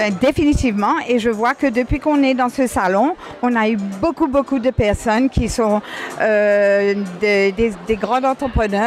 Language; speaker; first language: French; non-native, local second language; Morisyen